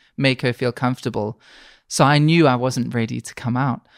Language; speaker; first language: English; native; English